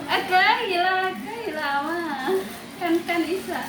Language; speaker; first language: Chinese; non-native, learner; Indonesian